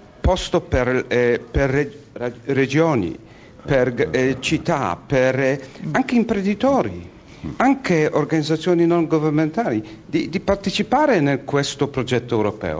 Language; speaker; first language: Italian; non-native, fluent; Polish